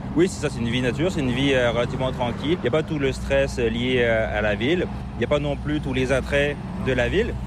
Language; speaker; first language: French; native; French